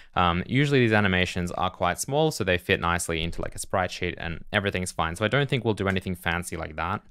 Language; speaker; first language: English; native; English